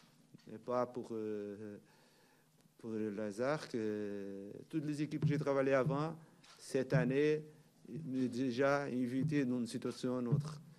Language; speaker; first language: French; non-native, learner; Portuguese